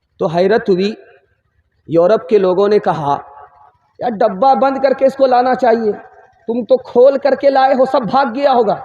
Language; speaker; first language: Urdu; non-native, local second language; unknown